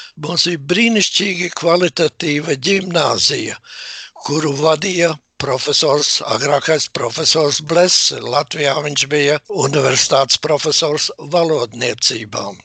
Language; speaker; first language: Latvian; native; Latvian